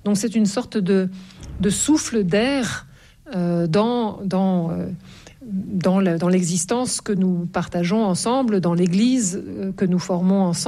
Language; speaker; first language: French; native; French